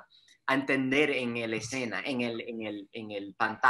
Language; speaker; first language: Spanish; early bilingual, heritage; Spanish